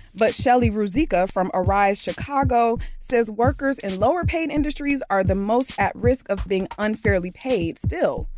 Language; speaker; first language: English; native; English